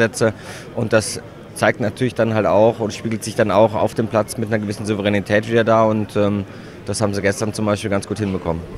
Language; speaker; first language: German; native; German